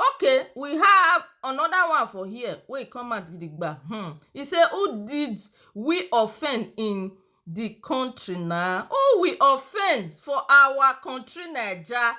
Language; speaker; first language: Nigerian Pidgin; non-native, local second language; Yoruba